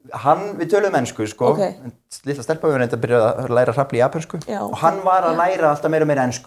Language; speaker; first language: Icelandic; native; Icelandic